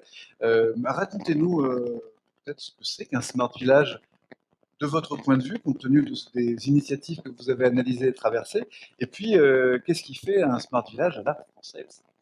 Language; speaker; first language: French; native; French